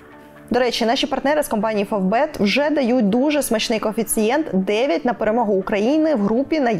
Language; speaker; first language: Ukrainian; native; Ukrainian